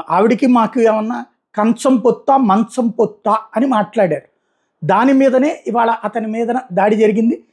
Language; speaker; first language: Telugu; native; Telugu